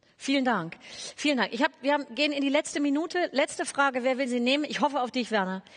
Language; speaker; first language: German; native; German